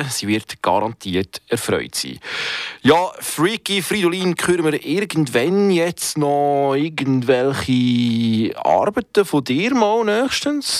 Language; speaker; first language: German; native; German